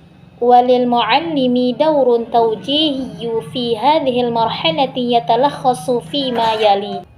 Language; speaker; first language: Arabic; non-native, learner; Indonesian